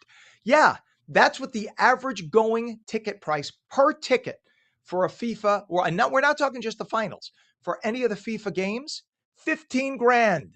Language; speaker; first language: English; native; English